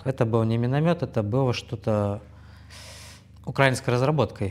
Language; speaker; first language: Russian; native; Russian